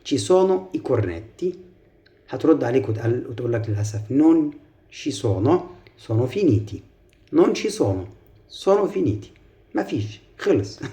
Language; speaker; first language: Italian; non-native, fluent; Arabic